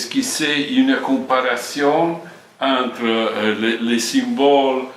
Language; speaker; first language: French; non-native, fluent; Italian